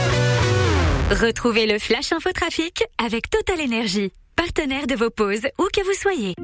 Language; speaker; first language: French; native; French